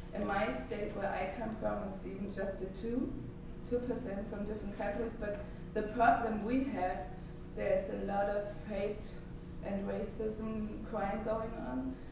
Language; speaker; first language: English; non-native, fluent; German